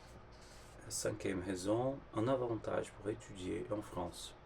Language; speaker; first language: French; non-native, fluent; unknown